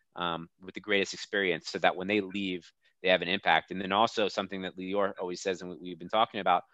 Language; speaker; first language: English; native; English